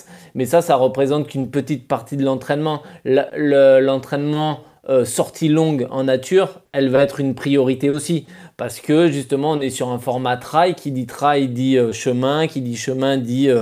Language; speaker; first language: French; native; French